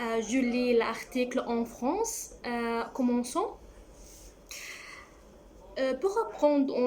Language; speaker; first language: French; non-native, learner; Arabic